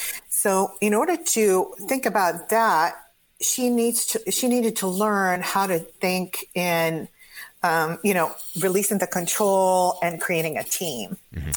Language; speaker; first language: English; non-native, fluent; Croatian